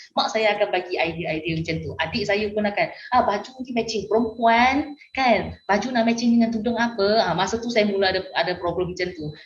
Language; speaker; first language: Malay; non-native, local second language; Min Nan Chinese